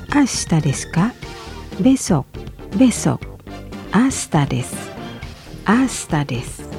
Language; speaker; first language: Japanese; non-native, fluent; Indonesian